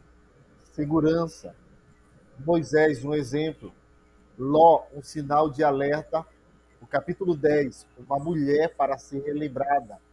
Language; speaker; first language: Portuguese; native; Portuguese